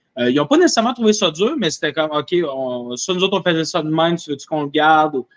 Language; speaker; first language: French; native; French